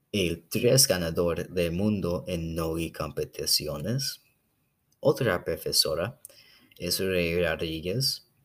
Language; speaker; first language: Spanish; non-native, learner; English